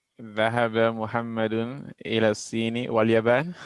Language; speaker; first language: Arabic; non-native, learner; English